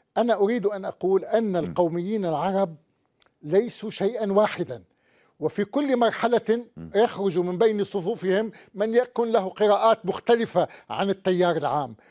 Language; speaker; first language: Arabic; native; Arabic